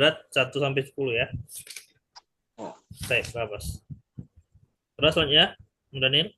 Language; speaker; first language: Indonesian; native; Indonesian